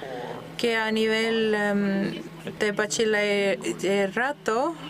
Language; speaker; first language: Spanish; non-native, fluent; Dutch